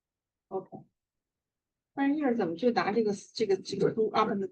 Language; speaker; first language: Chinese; native; Chinese